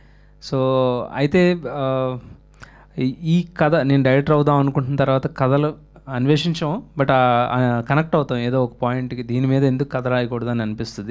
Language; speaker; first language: Telugu; native; Telugu